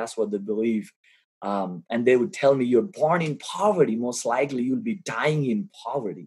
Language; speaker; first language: English; non-native, local second language; Bangla